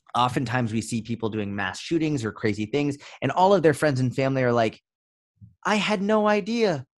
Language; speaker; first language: English; native; English